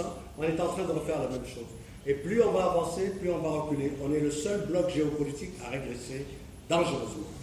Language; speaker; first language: French; native; French